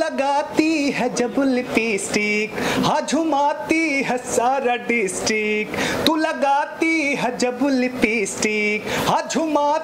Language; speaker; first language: Hindi; native; Hindi